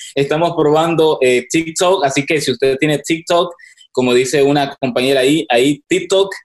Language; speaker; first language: Spanish; native; Spanish